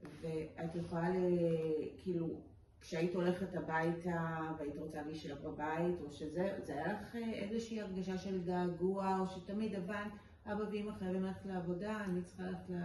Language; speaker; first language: Hebrew; native; Hebrew